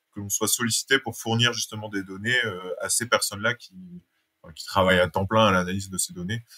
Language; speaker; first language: French; native; French